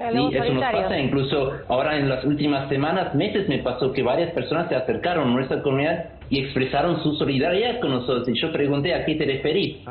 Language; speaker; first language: Spanish; non-native, fluent; Urdu